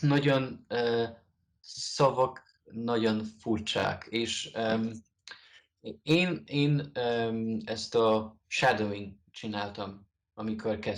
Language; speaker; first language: Hungarian; non-native, learner; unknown